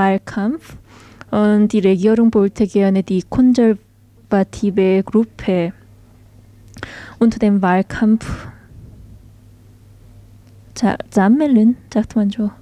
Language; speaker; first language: German; non-native, learner; Korean